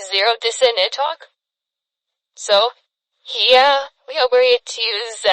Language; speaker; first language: English; non-native, fluent; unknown